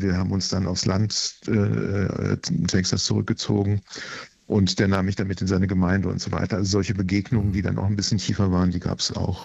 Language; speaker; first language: German; native; German